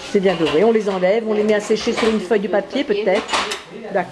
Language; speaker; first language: French; native; French